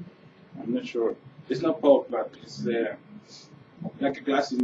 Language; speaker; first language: English; non-native, learner; Spanish